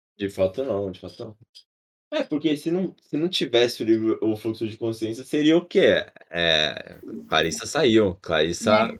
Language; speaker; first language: Portuguese; native; Portuguese